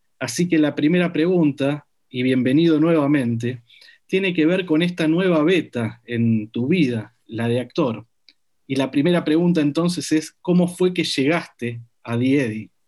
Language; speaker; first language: Spanish; native; Spanish